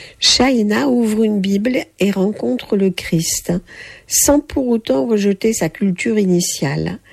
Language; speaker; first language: French; native; French